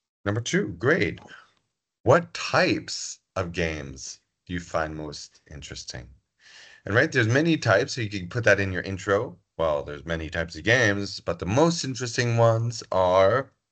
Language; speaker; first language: English; non-native, fluent; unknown